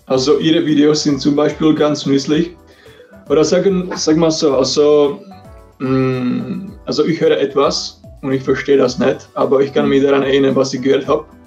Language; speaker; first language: German; non-native, fluent; Czech